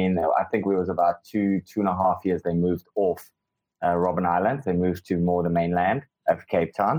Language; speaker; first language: English; non-native, local second language; Afrikaans